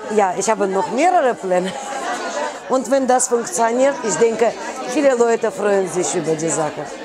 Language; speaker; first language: German; non-native, fluent; Russian